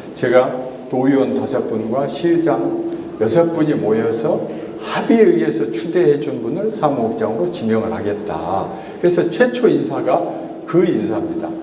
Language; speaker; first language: Korean; native; Korean